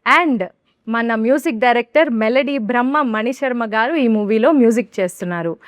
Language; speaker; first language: Telugu; native; Telugu